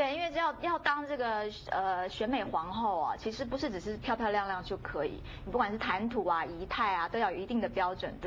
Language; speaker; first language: Chinese; native; Chinese